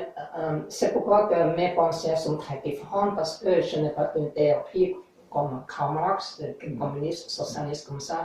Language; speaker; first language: French; non-native, fluent; English